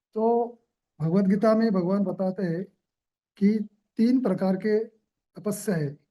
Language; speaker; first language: Hindi; non-native, local second language; Marathi